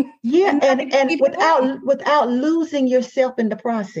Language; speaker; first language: English; native; English